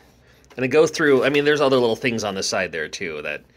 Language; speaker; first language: English; native; English